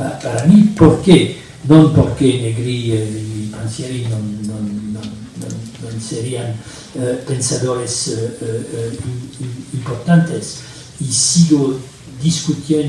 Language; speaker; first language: Spanish; non-native, fluent; French